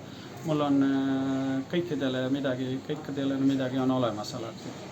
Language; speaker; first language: Estonian; non-native, learner; Hindi